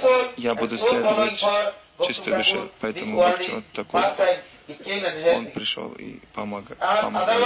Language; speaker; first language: Russian; non-native, learner; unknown